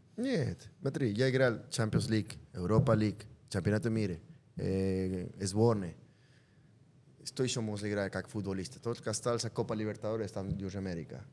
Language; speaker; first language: Russian; non-native, learner; Spanish